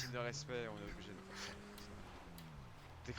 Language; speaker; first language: French; native; French